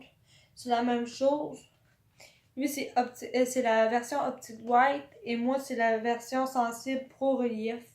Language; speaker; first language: French; native; French